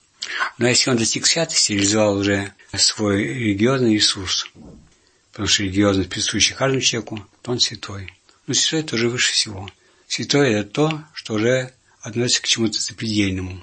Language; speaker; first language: Russian; native; Russian